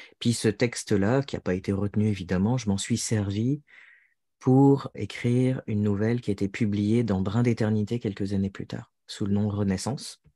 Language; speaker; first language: French; native; French